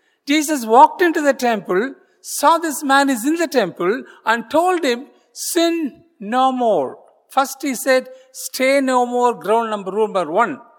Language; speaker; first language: English; non-native, local second language; Tamil